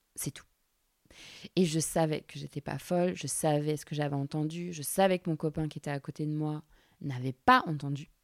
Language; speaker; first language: French; native; French